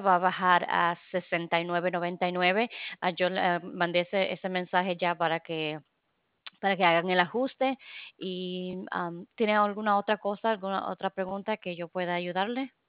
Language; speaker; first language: Spanish; non-native, fluent; English